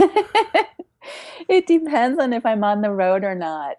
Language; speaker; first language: English; native; English